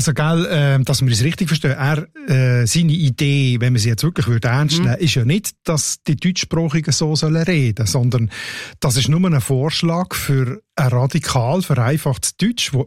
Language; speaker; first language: German; native; German